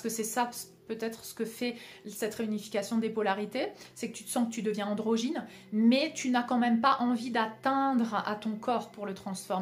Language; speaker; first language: French; native; French